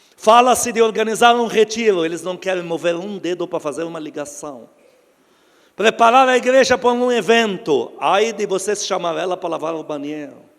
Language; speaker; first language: Portuguese; non-native, fluent; Arabic